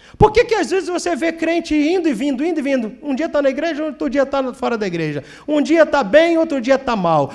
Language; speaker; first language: Portuguese; native; Portuguese